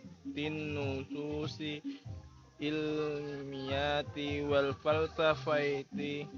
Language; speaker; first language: Arabic; non-native, learner; Indonesian